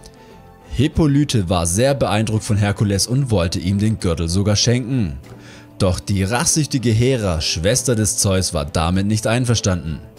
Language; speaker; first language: German; native; German